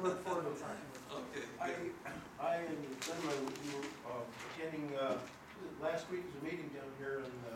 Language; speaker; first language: English; native; English